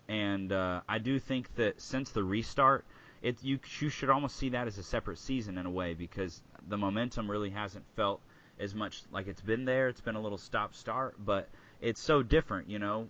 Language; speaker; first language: English; native; English